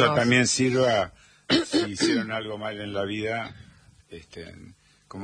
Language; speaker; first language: Spanish; native; Spanish